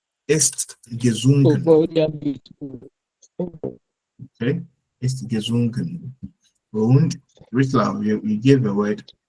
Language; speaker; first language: German; non-native, learner; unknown